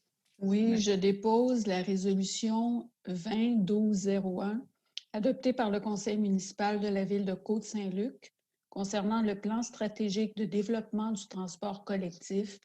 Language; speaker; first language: French; native; French